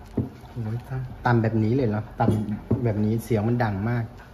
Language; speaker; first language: Thai; non-native, fluent; Vietnamese